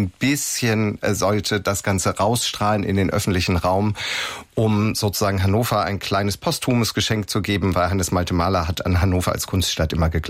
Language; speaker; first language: German; native; German